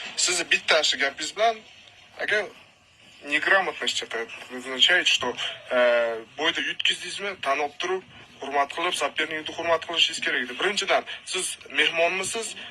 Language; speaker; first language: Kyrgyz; non-native, local second language; Uzbek